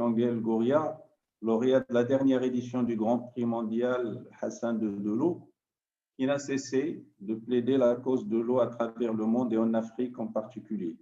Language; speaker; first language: French; non-native, local second language; Arabic